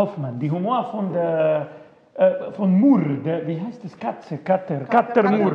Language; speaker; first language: German; non-native, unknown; Spanish